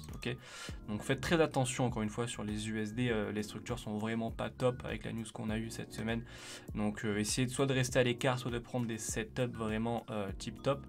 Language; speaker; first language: French; native; French